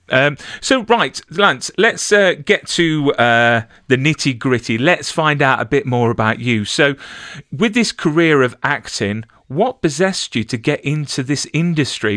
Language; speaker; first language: English; native; English